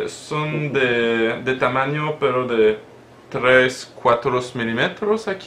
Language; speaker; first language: Spanish; non-native, learner; French